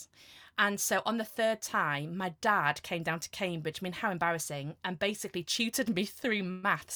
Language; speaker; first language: English; native; English